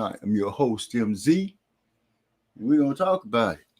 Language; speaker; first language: English; native; English